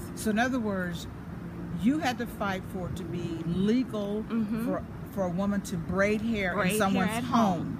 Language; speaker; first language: English; native; English